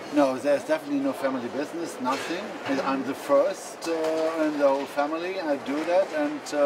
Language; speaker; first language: English; non-native, fluent; German